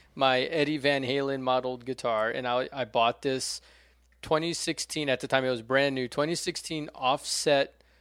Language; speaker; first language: English; non-native, fluent; Portuguese